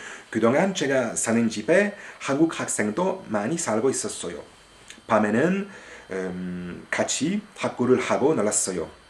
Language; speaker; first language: Korean; non-native, learner; French